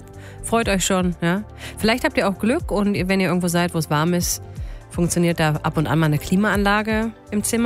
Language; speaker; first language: German; native; German